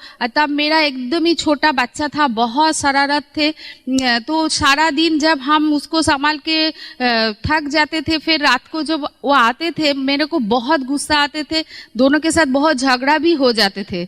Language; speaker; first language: Hindi; non-native, local second language; Bangla